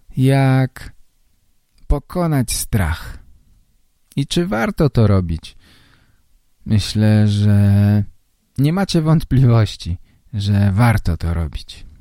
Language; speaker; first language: Polish; native; Polish